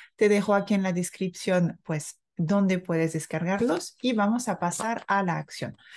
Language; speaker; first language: Spanish; non-native, fluent; French